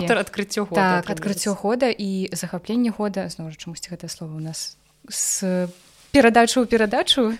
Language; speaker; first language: Belarusian; non-native, local second language; Russian